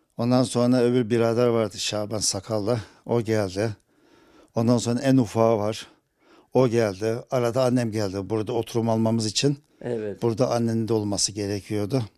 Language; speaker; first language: Turkish; native; Turkish